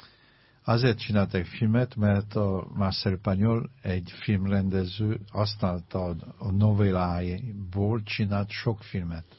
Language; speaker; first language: Hungarian; non-native, learner; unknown